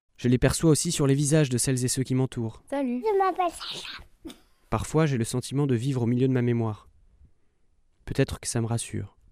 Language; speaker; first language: French; native; French